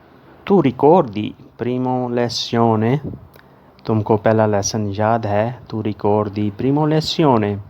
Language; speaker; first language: Italian; non-native, learner; Urdu